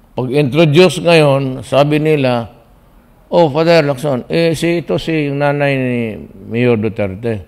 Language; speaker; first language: Filipino; non-native, local second language; Cebuano